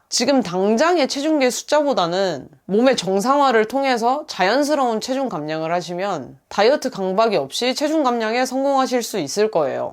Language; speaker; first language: Korean; native; Korean